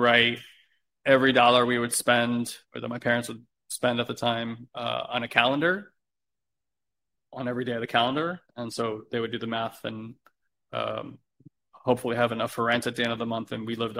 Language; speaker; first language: English; native; English